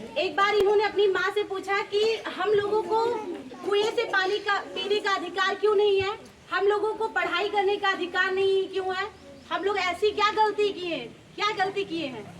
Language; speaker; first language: Hindi; native; Hindi